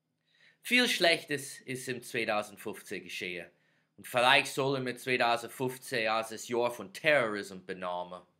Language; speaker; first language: German; non-native, fluent; English